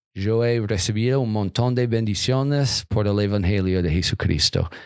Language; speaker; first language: Spanish; non-native, learner; English